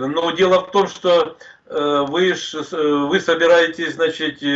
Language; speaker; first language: Russian; native; Russian